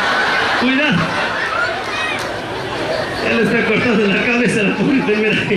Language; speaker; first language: Spanish; native; Spanish